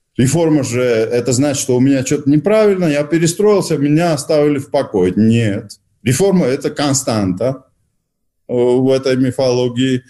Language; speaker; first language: Russian; non-native, local second language; Georgian